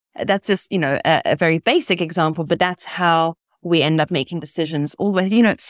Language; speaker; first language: English; early bilingual, other home language; Italian